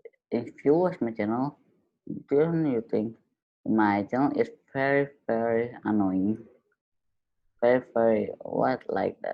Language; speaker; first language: English; non-native, learner; Indonesian